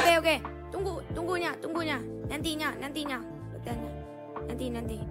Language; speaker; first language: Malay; non-native, learner; Vietnamese